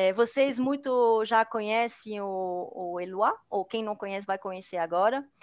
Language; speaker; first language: Portuguese; non-native, fluent; French